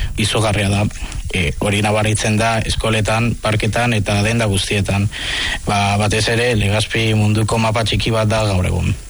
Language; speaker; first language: Basque; non-native, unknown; Spanish